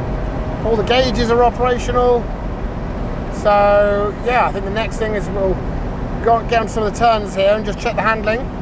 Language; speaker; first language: English; native; English